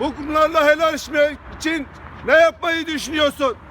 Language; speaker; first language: Turkish; native; Turkish